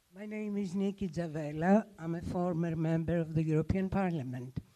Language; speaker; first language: English; non-native, fluent; Albanian